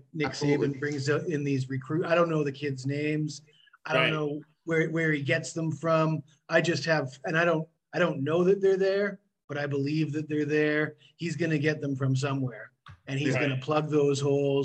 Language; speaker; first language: English; native; English